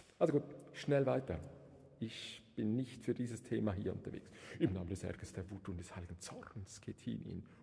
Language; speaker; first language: German; non-native, local second language; Romansh